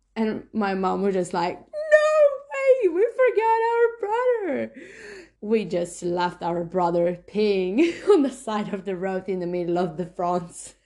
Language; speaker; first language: English; non-native, fluent; Slovenian